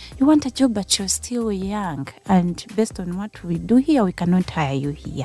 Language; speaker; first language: English; non-native, local second language; Ganda